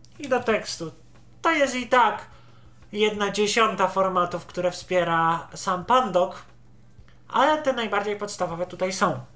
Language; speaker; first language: Polish; native; Polish